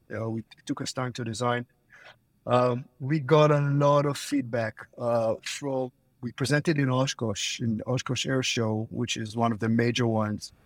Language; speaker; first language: English; non-native, fluent; Hebrew